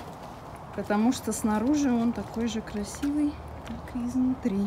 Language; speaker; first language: Russian; native; Russian